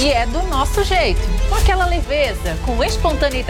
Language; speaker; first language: Portuguese; native; Portuguese